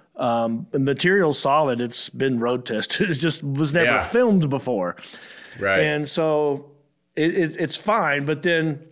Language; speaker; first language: English; native; English